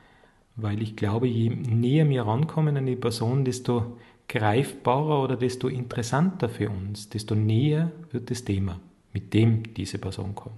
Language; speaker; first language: German; native; German